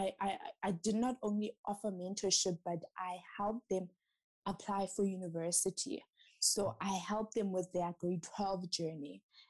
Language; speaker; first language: English; non-native, local second language; Southern Sotho